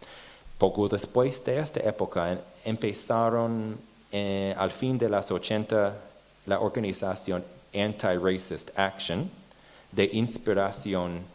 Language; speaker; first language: Spanish; non-native, fluent; English